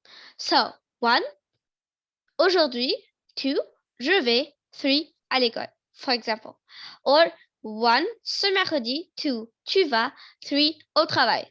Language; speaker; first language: French; non-native, fluent; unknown